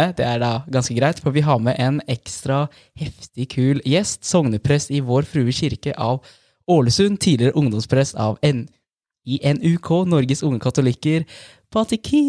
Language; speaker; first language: Norwegian; native; Norwegian